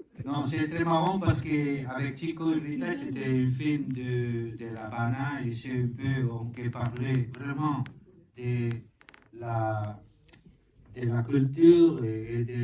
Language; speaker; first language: French; non-native, learner; Spanish